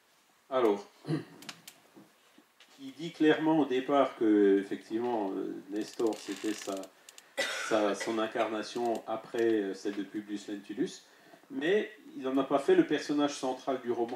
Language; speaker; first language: French; native; French